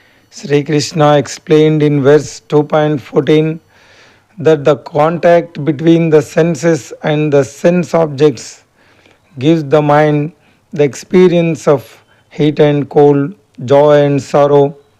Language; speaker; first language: English; non-native, local second language; Telugu